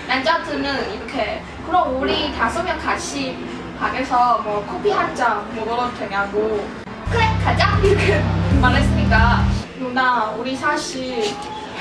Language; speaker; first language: Korean; non-native, fluent; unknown